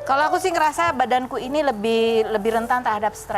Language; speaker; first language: Indonesian; native; Indonesian